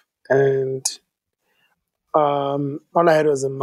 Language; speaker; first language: English; non-native, local second language; Tswana